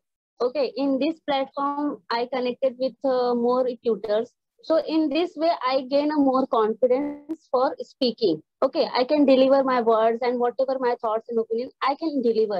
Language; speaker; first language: English; non-native, learner; Hindi